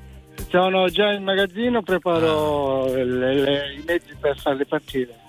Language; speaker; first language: Italian; native; Italian